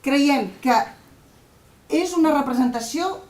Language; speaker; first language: Catalan; non-native, local second language; Spanish